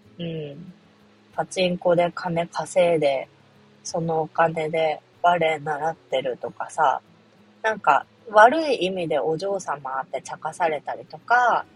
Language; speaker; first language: Japanese; native; Japanese